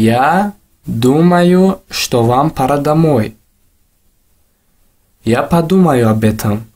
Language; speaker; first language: Russian; non-native, local second language; Tajik